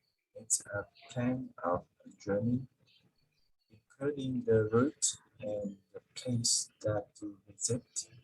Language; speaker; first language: English; non-native, learner; Vietnamese